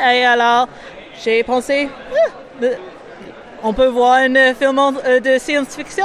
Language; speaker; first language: French; non-native, learner; English